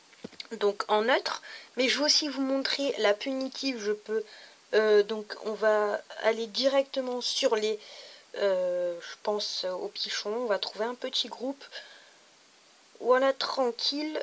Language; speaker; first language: French; native; French